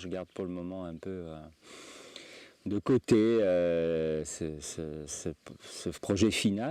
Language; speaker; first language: French; native; French